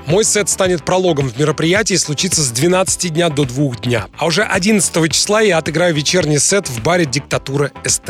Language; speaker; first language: Russian; native; Russian